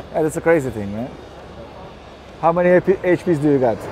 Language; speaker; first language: English; non-native, learner; Hungarian